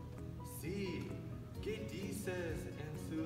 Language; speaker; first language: Spanish; non-native, learner; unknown